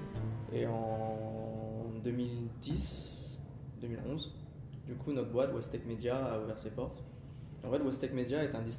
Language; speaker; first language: French; native; French